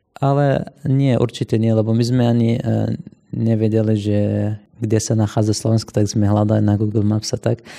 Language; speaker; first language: Slovak; non-native, fluent; Assyrian Neo-Aramaic